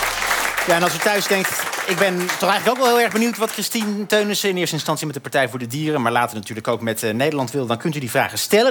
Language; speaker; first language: Dutch; native; Dutch